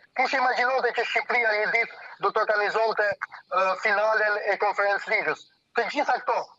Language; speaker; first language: Albanian; early bilingual, heritage; Albanian